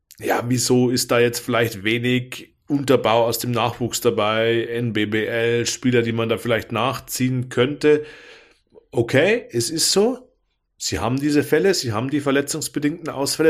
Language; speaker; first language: German; native; German